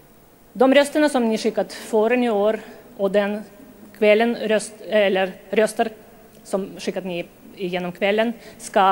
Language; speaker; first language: Swedish; non-native, fluent; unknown